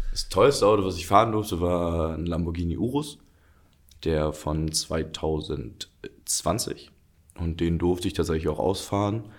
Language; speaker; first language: German; early bilingual, other home language; Russian